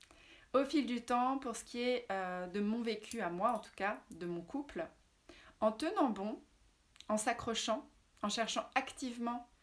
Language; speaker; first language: French; native; French